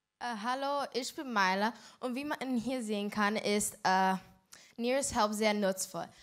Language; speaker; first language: German; non-native, learner; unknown